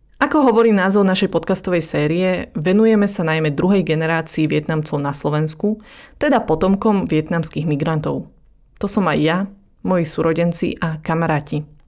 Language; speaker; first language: Slovak; early bilingual, other home language; Vietnamese